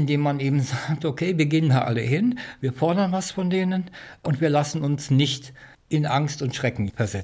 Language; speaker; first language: German; native; German